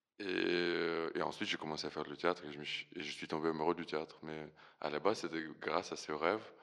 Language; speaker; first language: French; non-native, fluent; Russian